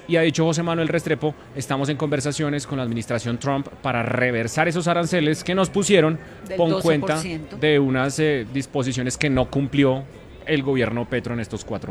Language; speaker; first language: Spanish; native; Spanish